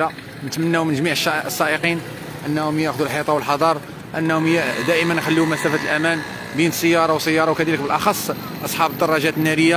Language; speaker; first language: Arabic; native; Arabic